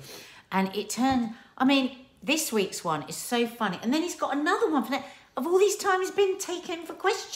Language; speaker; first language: English; native; English